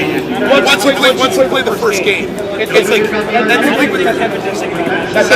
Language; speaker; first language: English; native; English